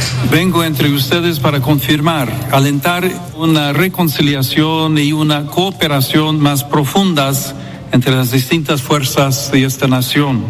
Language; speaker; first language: Spanish; non-native, fluent; English